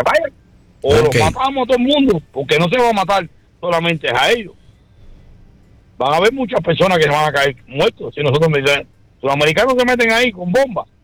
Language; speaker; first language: Spanish; early bilingual, heritage; Spanish